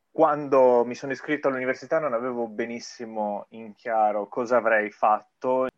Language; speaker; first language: Italian; native; Italian